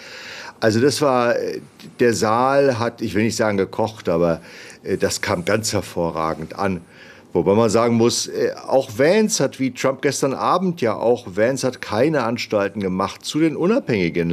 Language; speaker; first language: German; native; German